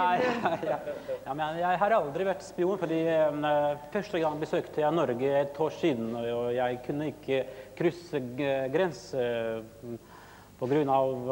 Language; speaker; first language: Swedish; non-native, learner; Russian